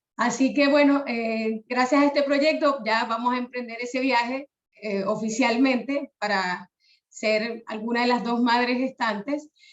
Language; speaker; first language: Spanish; native; Spanish